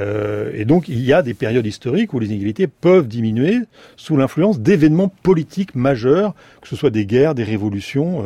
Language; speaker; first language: French; native; French